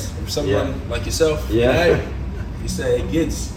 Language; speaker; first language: English; non-native, local second language; Nyanja